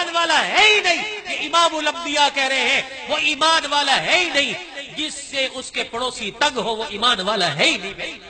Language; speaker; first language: Urdu; non-native, local second language; Punjabi